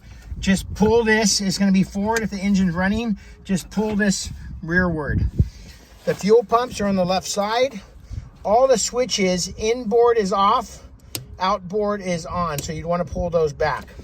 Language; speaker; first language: English; native; English